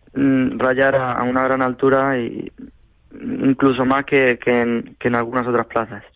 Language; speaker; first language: Spanish; native; Spanish